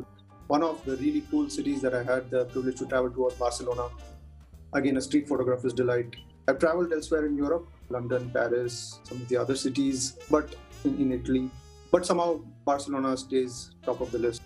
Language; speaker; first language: English; non-native, local second language; Tamil